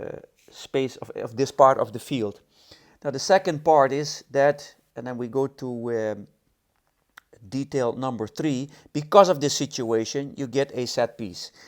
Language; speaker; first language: English; non-native, fluent; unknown